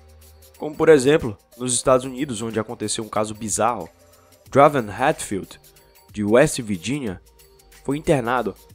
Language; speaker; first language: Portuguese; native; Portuguese